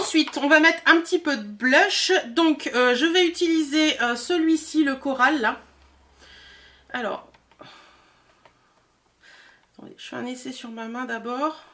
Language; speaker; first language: French; native; French